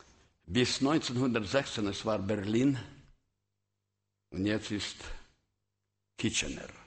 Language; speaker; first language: German; non-native, learner; Russian